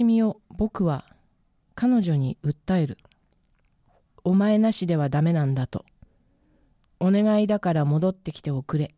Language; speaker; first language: Japanese; native; Japanese